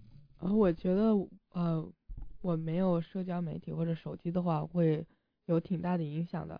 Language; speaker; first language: Chinese; early bilingual, heritage; Chinese